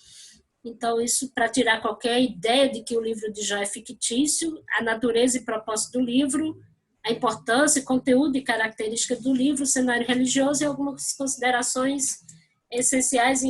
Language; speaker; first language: Portuguese; native; Portuguese